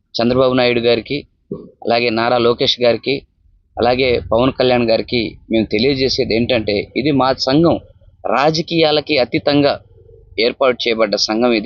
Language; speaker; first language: Telugu; non-native, local second language; Lambadi